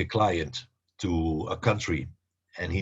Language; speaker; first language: English; non-native, fluent; Dutch